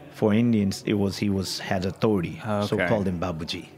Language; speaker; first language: English; non-native, local second language; Punjabi